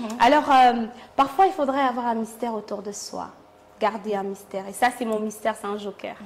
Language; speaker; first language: French; non-native, local second language; Swahili